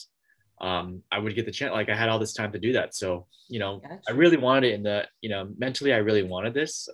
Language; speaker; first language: English; native; English